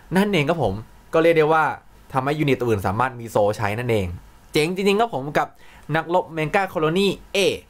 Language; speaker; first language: Thai; native; Thai